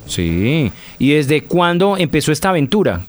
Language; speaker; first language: Spanish; native; Spanish